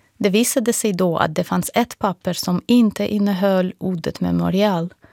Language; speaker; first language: Swedish; non-native, fluent; Russian